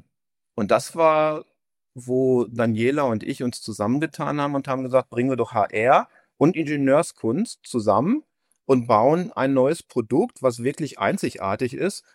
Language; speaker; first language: German; native; German